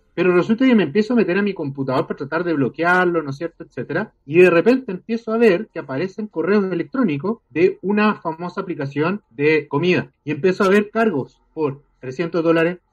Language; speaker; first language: Spanish; native; Spanish